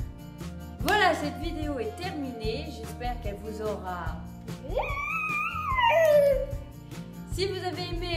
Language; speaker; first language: French; native; French